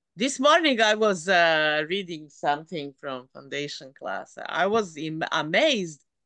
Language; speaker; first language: English; non-native, fluent; Serbian